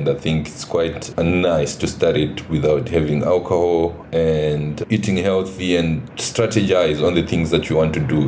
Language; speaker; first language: English; non-native, local second language; Shona